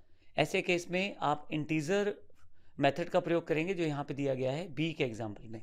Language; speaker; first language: Hindi; native; Hindi